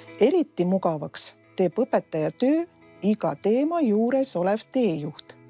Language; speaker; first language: Estonian; non-native, local second language; Russian